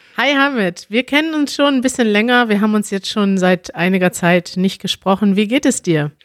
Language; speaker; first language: German; native; German